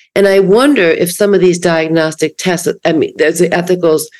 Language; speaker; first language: English; native; English